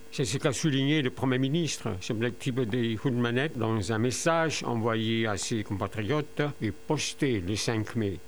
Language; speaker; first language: French; non-native, fluent; Khmer